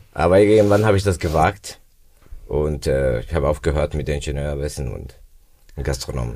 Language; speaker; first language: German; non-native, fluent; Spanish